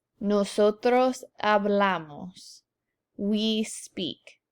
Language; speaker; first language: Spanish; non-native, fluent; English